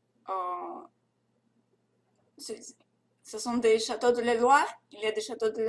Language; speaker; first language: French; non-native, learner; Russian